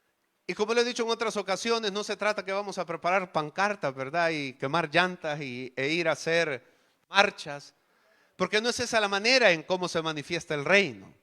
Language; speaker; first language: Spanish; native; Spanish